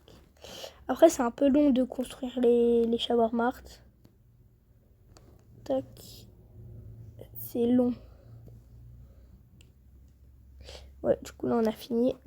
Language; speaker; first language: French; native; French